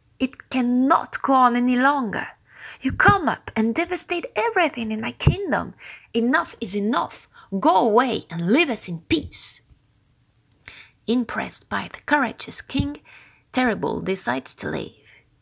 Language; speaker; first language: English; non-native, fluent; French